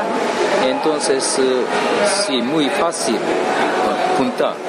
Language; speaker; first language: Spanish; non-native, learner; Japanese